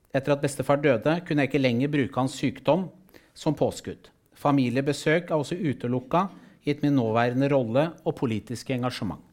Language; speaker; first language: Norwegian; early bilingual, other home language; Persian